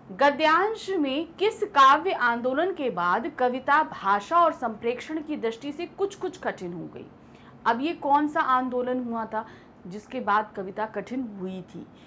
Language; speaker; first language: Hindi; native; Hindi